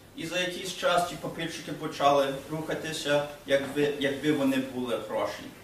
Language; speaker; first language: Ukrainian; early bilingual, heritage; Ukrainian